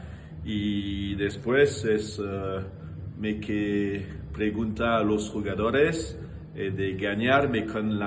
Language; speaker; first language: Spanish; non-native, learner; French